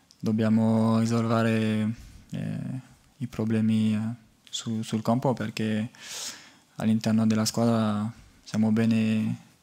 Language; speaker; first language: Italian; non-native, learner; French